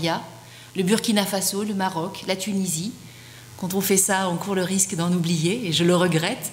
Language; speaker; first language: French; native; French